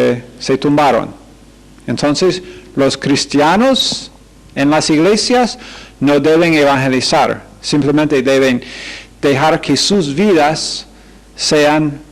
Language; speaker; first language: Spanish; non-native, fluent; English